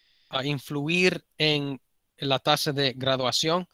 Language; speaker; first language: Spanish; early bilingual, heritage; Spanish